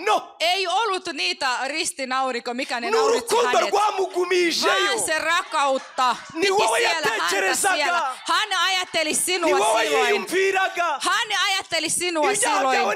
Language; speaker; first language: Finnish; non-native, fluent; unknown